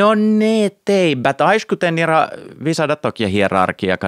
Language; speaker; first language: Lithuanian; non-native, fluent; Finnish